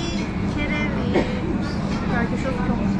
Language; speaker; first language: French; non-native, learner; Turkish